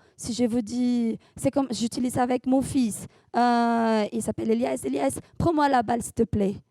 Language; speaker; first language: French; non-native, fluent; Portuguese